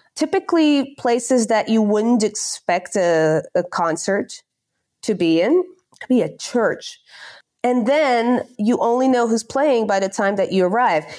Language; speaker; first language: English; non-native, fluent; Dutch